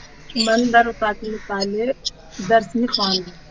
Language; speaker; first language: Persian; non-native, learner; Urdu